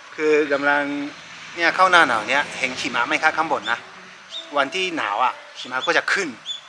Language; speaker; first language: Thai; non-native, fluent; Japanese